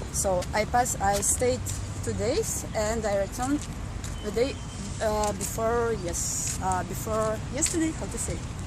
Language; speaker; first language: English; non-native, learner; Russian